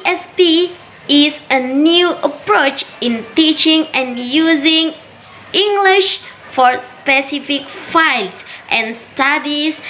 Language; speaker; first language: English; non-native, learner; Indonesian